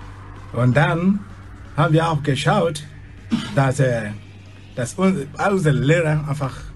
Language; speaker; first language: German; non-native, fluent; Igbo